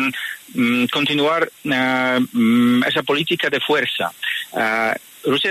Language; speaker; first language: Spanish; non-native, fluent; Polish